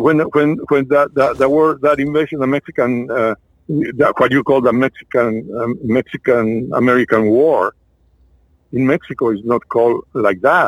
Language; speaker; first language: English; non-native, fluent; French